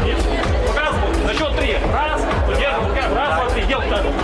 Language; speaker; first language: Russian; native; Russian